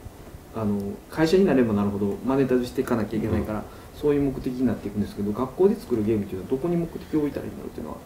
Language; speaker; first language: Japanese; native; Japanese